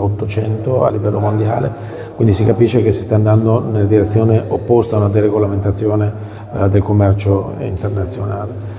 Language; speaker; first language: Italian; native; Italian